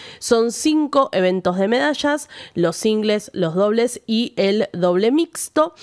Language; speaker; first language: Spanish; native; Spanish